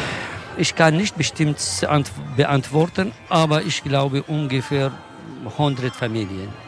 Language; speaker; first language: German; non-native, learner; Kurdish